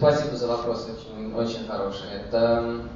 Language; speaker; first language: Russian; early bilingual, heritage; Russian